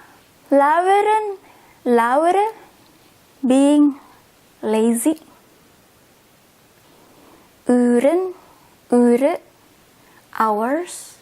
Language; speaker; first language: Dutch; non-native, fluent; Indonesian